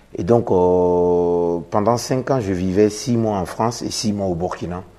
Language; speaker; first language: French; non-native, local second language; Mossi